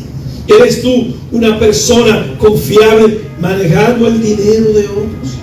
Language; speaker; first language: Spanish; native; Spanish